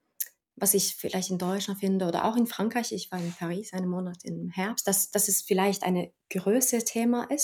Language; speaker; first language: German; non-native, fluent; Norwegian